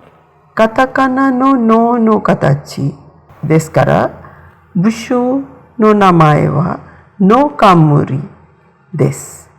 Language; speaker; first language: Japanese; non-native, fluent; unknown